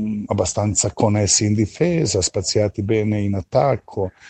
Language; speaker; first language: Italian; non-native, fluent; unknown